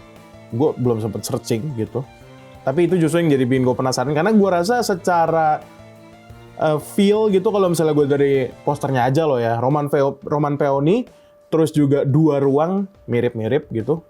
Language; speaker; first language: Indonesian; native; Indonesian